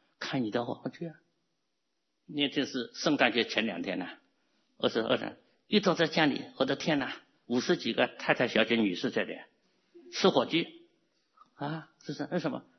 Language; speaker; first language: Chinese; non-native, local second language; Cantonese